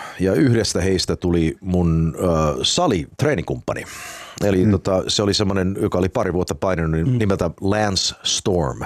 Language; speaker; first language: Finnish; early bilingual, heritage; Finnish